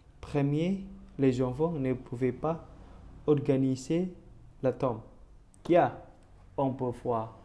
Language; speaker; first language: French; non-native, learner; Indonesian